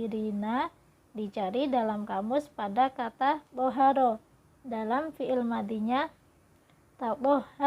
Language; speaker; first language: Indonesian; native; Indonesian